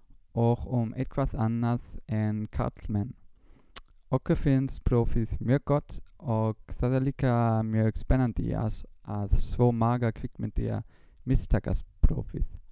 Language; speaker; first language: Icelandic; non-native, learner; German